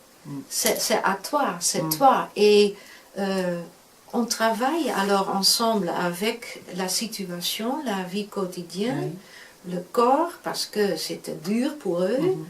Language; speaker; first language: French; non-native, fluent; Dutch